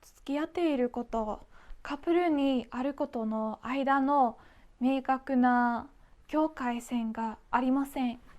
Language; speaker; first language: Japanese; non-native, fluent; Dutch